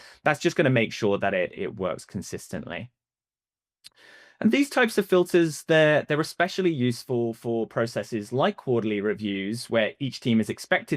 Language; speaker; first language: English; native; English